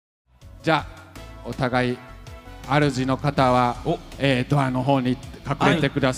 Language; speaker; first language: Japanese; native; Japanese